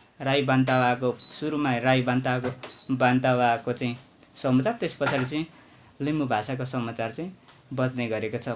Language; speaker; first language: Nepali; non-native, local second language; Limbu